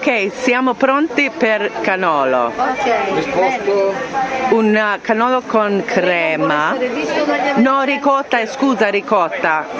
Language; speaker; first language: Italian; non-native, learner; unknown